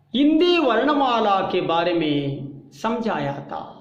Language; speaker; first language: Hindi; non-native, local second language; Kannada